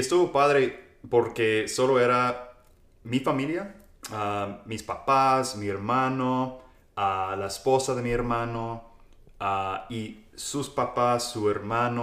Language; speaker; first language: Spanish; non-native, fluent; English